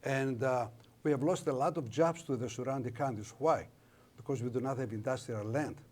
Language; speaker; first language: English; non-native, fluent; Greek